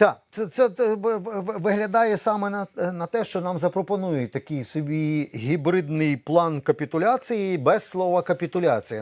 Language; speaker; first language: Ukrainian; native; Ukrainian